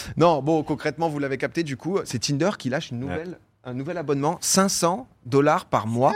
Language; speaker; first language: French; native; French